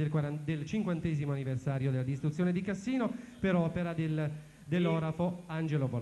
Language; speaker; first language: Italian; native; Italian